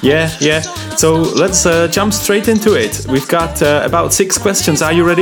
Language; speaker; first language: English; non-native, fluent; Czech